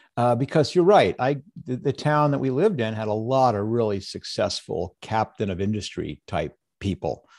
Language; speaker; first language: English; native; English